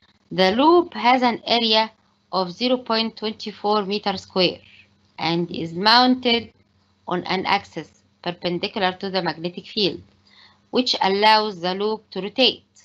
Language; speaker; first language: English; non-native, fluent; Arabic